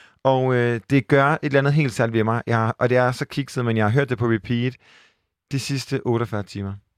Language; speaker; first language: Danish; native; Danish